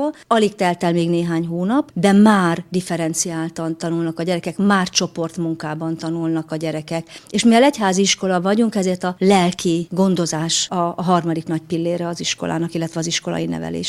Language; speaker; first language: Hungarian; native; Hungarian